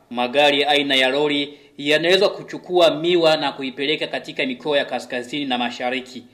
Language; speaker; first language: Swahili; non-native, local second language; Rundi